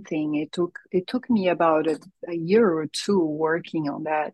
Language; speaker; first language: English; non-native, fluent; Portuguese